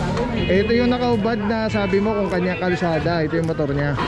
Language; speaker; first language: Filipino; native; Filipino